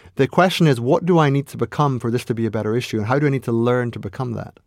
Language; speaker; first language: English; native; English